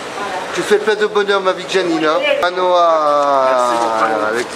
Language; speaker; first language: French; native; French